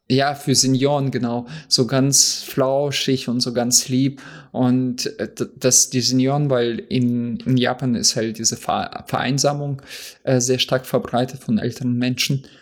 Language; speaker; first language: German; non-native, fluent; Russian